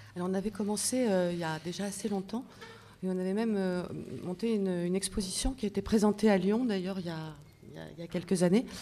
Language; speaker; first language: French; native; French